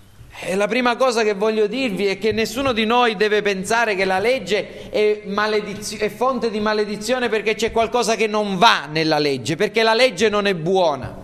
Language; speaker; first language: Italian; native; Italian